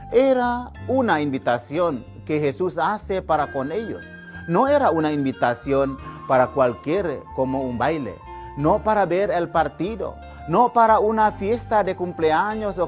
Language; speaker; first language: Spanish; non-native, fluent; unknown